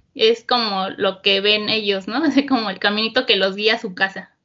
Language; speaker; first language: Spanish; native; Spanish